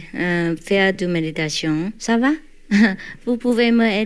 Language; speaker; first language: French; non-native, learner; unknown